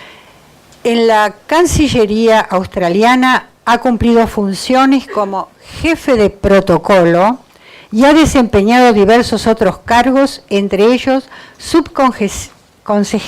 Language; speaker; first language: Spanish; native; Spanish